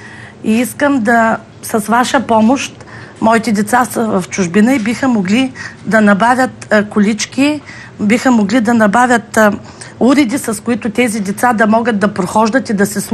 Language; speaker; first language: Bulgarian; native; Bulgarian